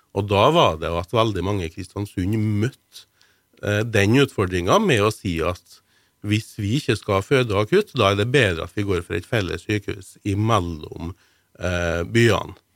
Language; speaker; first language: Norwegian; native; Norwegian